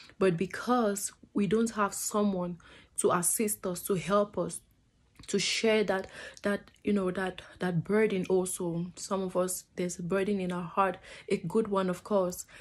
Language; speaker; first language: English; non-native, fluent; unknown